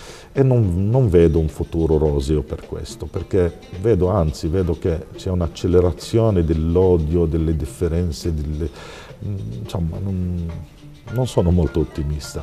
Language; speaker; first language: Italian; non-native, fluent; Arabic